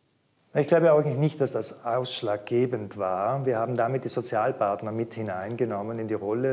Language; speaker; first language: German; native; German